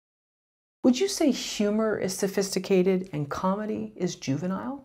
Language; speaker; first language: English; native; English